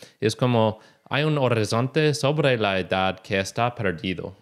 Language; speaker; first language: Spanish; non-native, learner; English